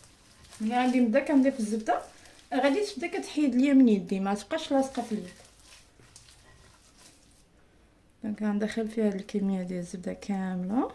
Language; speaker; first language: Arabic; native; Arabic